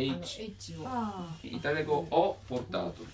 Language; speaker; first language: Japanese; non-native, learner; Italian